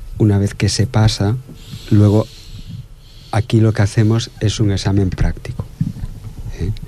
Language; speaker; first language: Spanish; native; Spanish